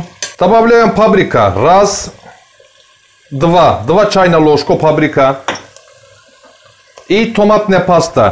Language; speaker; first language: Russian; non-native, learner; Turkish